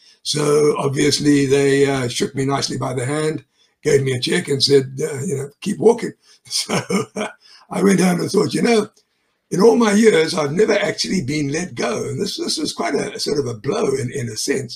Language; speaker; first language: English; native; English